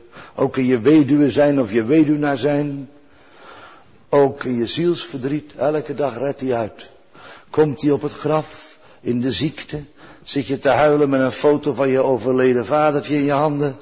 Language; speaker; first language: Dutch; native; Dutch